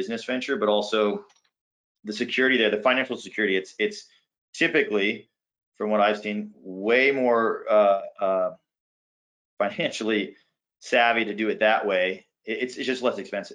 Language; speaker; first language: English; native; English